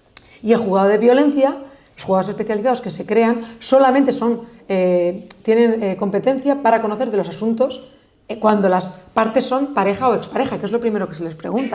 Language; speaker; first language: Spanish; native; Spanish